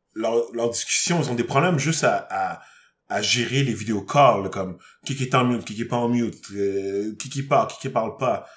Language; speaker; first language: French; native; French